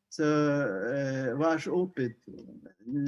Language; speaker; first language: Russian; non-native, learner; Hungarian